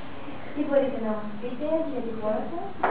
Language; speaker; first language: Greek; non-native, learner; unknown